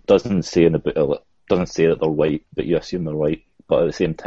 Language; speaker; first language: English; native; English